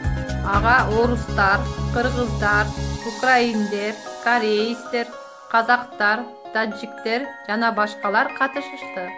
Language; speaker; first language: Kyrgyz; non-native, local second language; Russian